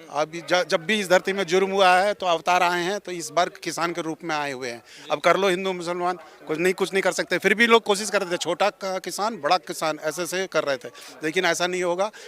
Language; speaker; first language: Hindi; non-native, local second language; Malayalam